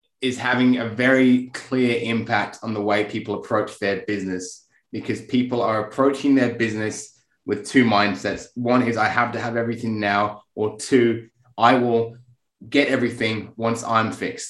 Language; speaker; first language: English; native; English